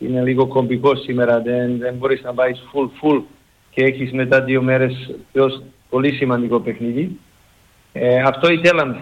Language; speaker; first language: Greek; non-native, learner; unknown